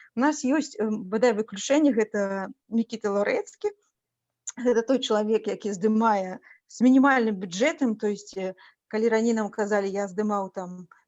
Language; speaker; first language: Belarusian; non-native, local second language; Russian